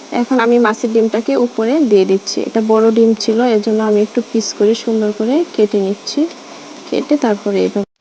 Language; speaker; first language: Bangla; native; Bangla